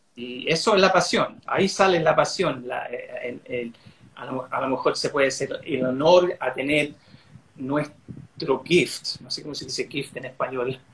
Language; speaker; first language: Spanish; early bilingual, heritage; Spanish